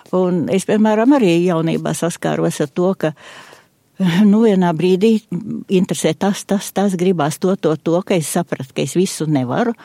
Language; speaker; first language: Latvian; native; Latvian